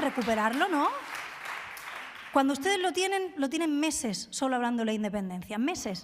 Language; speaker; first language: Spanish; native; Spanish